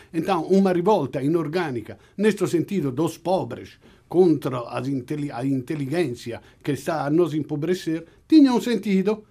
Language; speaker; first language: Portuguese; non-native, fluent; Italian